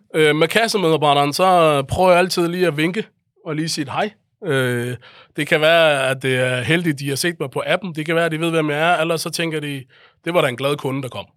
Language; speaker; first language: Danish; early bilingual, other home language; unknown